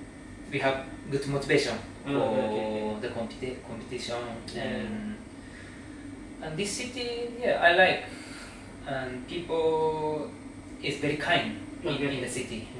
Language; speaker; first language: English; non-native, learner; Japanese